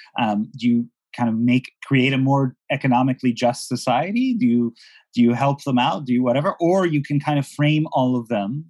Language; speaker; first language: English; non-native, fluent; Persian